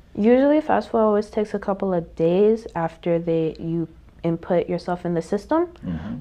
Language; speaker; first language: English; native; English